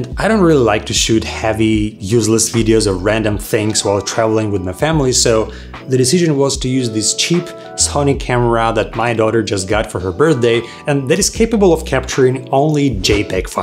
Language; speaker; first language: English; non-native, fluent; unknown